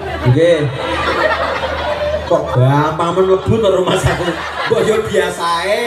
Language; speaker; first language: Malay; non-native, local second language; Javanese